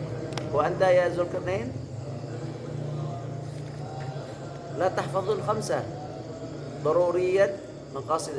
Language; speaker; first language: Arabic; non-native, fluent; Indonesian